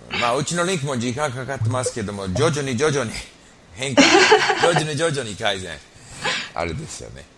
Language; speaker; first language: Japanese; non-native, fluent; English